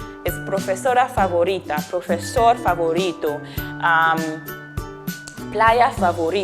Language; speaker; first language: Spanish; non-native, fluent; English